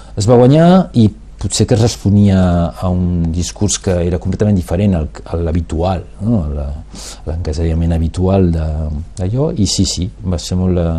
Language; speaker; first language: Catalan; non-native, local second language; Spanish